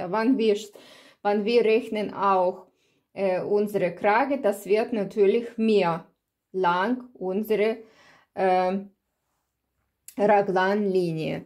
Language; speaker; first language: German; non-native, learner; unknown